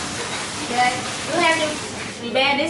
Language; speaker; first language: English; non-native, learner; Vietnamese